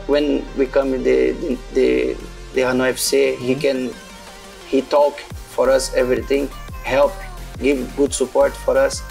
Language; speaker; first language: English; non-native, learner; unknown